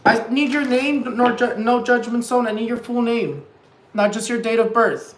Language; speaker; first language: English; early bilingual, other home language; Spanish